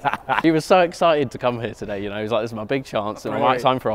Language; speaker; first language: English; native; English